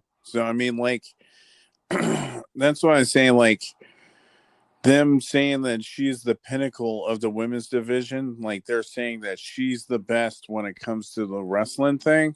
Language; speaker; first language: English; native; English